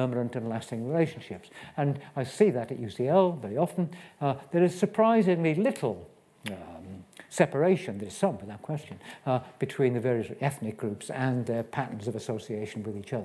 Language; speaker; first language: English; native; English